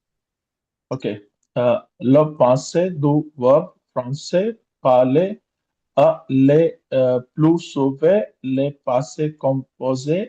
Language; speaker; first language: French; non-native, learner; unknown